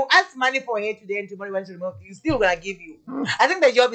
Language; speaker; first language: English; non-native, local second language; Venda